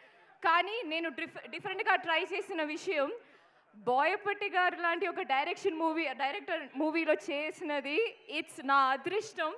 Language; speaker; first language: Telugu; non-native, fluent; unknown